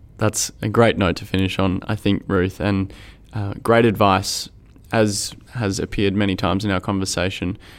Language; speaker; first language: English; native; English